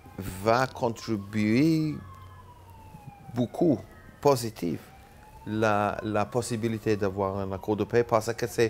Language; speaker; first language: French; non-native, learner; Hebrew